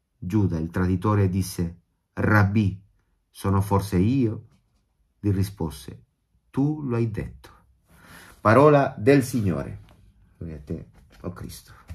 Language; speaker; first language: Italian; non-native, fluent; Spanish